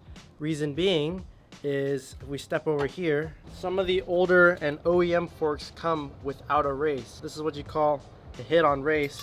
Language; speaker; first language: English; native; English